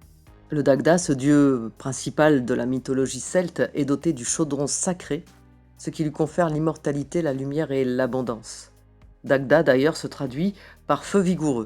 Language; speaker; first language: French; native; French